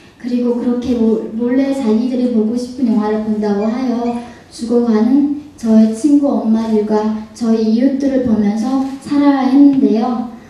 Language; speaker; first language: Korean; native; Korean